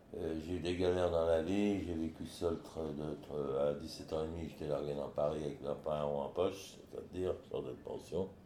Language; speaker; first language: French; native; French